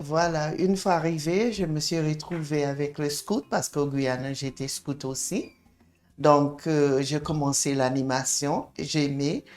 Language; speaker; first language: French; non-native, fluent; English